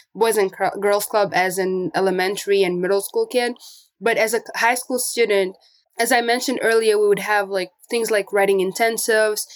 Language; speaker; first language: English; non-native, local second language; Portuguese